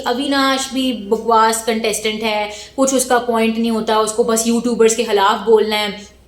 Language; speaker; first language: Urdu; native; Urdu